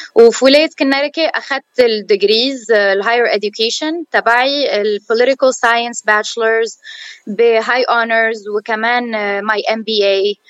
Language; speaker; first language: Arabic; early bilingual, heritage; Arabic